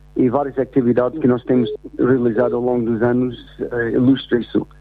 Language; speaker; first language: Portuguese; non-native, fluent; English